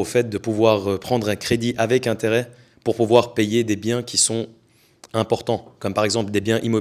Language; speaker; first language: French; native; French